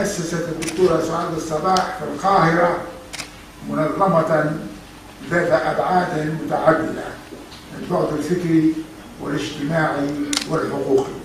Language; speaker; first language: Arabic; native; Arabic